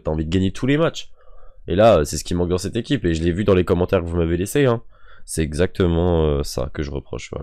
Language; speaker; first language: French; native; French